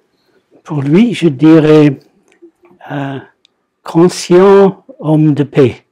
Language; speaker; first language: French; non-native, fluent; English